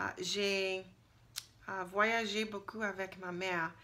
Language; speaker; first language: French; non-native, learner; English